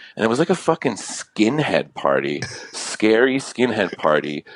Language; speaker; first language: English; native; English